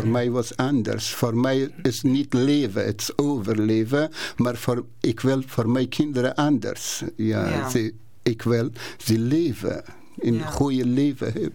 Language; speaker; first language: Dutch; non-native, learner; Persian